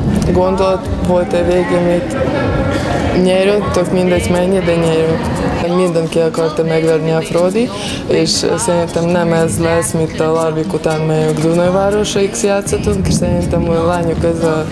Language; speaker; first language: Hungarian; non-native, learner; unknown